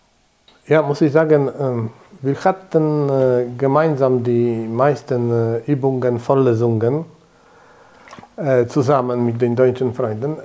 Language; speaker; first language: German; non-native, fluent; Polish